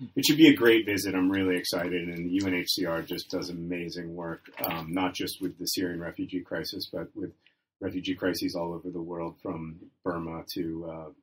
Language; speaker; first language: English; native; English